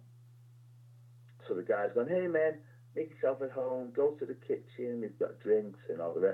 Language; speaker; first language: English; native; English